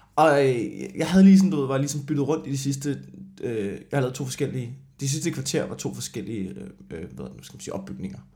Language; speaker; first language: Danish; native; Danish